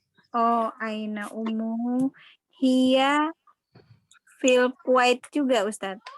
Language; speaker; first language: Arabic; non-native, learner; Indonesian